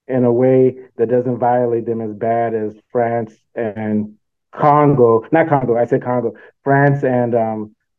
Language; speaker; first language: English; non-native, local second language; Yoruba